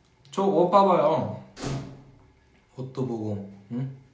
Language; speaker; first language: Korean; early bilingual, heritage; Korean